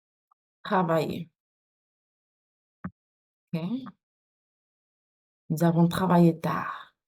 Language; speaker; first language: French; non-native, fluent; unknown